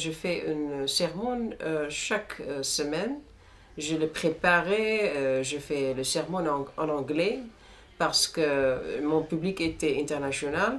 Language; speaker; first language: French; non-native, fluent; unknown